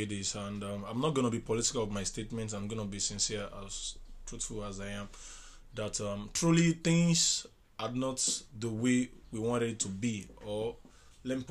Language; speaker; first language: English; non-native, local second language; Yoruba